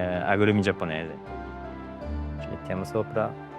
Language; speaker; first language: Italian; non-native, learner; Japanese